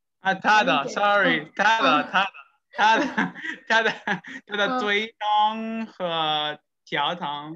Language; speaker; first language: Chinese; non-native, learner; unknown